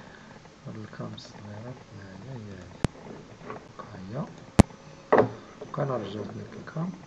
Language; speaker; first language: Arabic; native; Arabic